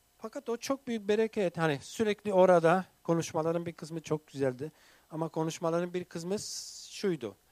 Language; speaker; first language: Turkish; non-native, fluent; English